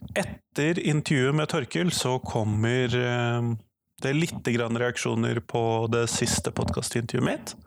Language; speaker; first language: Norwegian; native; Norwegian